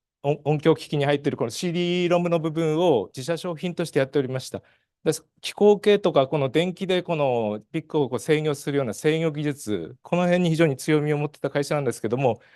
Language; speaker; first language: Japanese; native; Japanese